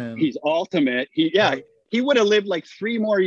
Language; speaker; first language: English; native; English